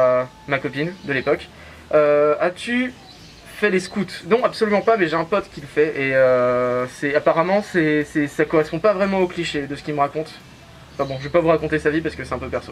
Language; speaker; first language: French; native; French